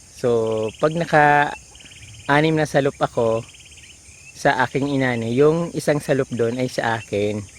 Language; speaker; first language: Filipino; non-native, local second language; Bikol